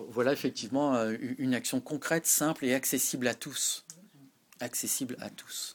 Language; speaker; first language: French; native; French